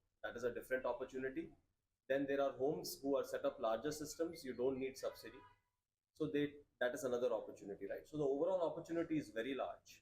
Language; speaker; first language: English; non-native, local second language; Telugu